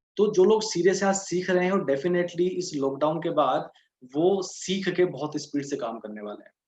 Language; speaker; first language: Hindi; native; Hindi